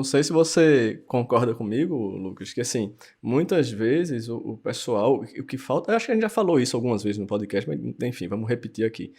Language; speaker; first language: Portuguese; native; Portuguese